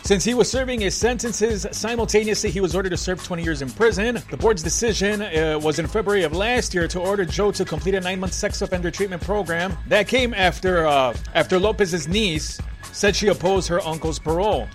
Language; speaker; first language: English; early bilingual, other home language; Spanish